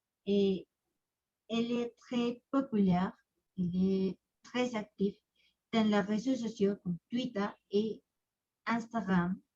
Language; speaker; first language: French; non-native, learner; Spanish